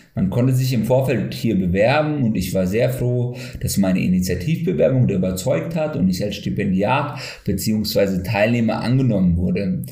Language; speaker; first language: German; native; German